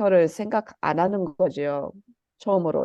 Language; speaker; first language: Korean; early bilingual, heritage; Korean